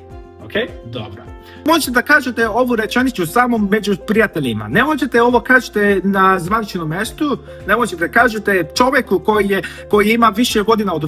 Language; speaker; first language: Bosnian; non-native, learner; Korean